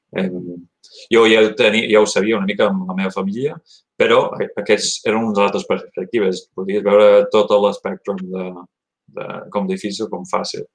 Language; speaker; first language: Catalan; early bilingual, heritage; Catalan